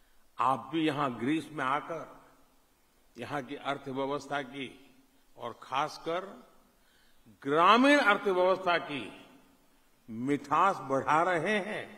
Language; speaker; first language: Hindi; non-native, local second language; Gujarati